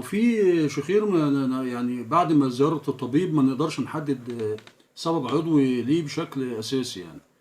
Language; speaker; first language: Arabic; native; Arabic